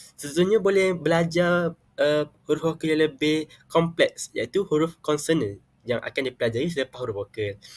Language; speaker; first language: Malay; native; Malay